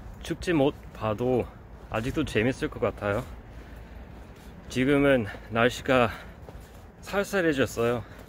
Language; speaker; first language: Korean; non-native, fluent; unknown